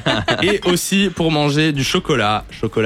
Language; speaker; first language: French; native; French